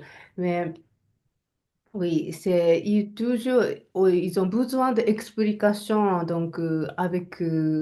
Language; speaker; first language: French; non-native, learner; Japanese